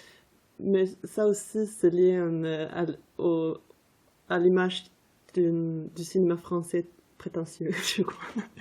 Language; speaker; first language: French; non-native, fluent; Swedish